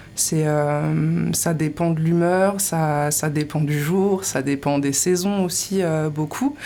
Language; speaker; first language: French; native; French